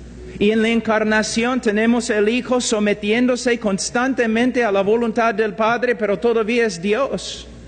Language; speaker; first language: Spanish; non-native, fluent; English